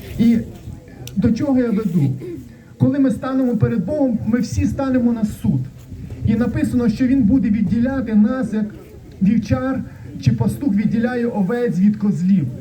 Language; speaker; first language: Ukrainian; non-native, local second language; Russian